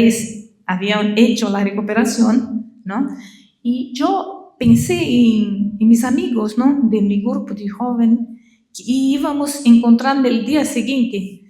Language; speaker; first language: Spanish; non-native, learner; Portuguese